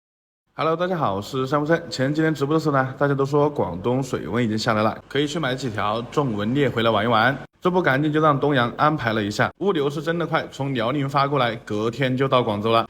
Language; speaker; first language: Chinese; native; Chinese